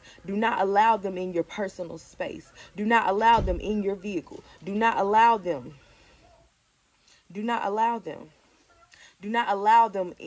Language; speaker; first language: English; native; English